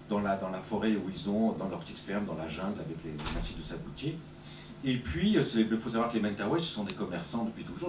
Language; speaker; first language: French; native; French